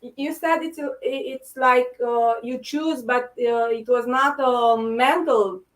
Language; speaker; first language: English; non-native, fluent; Romanian